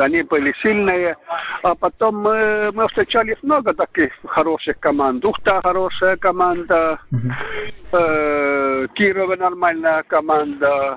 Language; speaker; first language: Russian; non-native, learner; Estonian